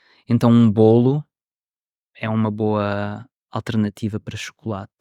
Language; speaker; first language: Portuguese; native; Portuguese